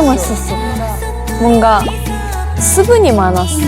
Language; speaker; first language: Korean; non-native, fluent; Japanese